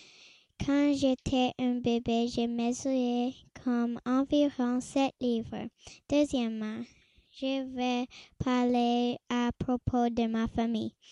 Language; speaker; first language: French; non-native, learner; English